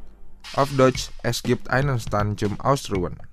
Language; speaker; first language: German; non-native, fluent; Indonesian